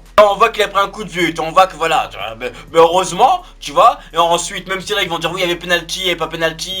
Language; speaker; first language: French; native; French